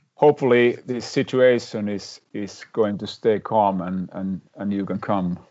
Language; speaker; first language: English; non-native, fluent; Finnish